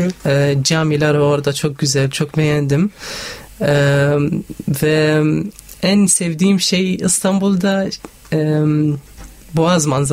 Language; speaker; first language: Turkish; non-native, learner; Arabic